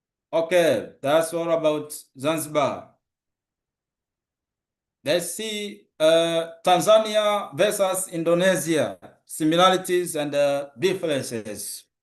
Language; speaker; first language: English; non-native, local second language; Swahili